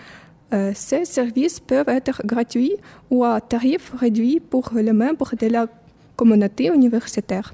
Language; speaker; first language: French; non-native, fluent; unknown